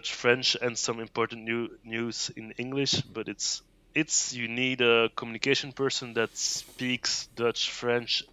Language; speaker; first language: English; non-native, fluent; Dutch